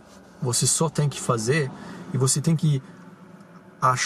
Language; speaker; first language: Portuguese; non-native, fluent; German